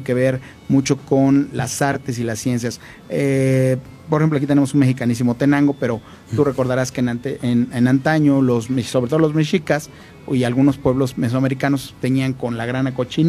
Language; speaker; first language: Spanish; native; Spanish